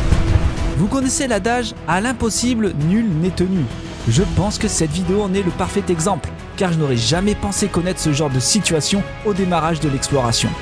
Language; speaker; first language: French; native; French